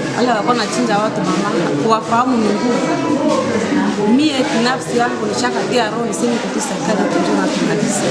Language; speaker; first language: Swahili; non-native, local second language; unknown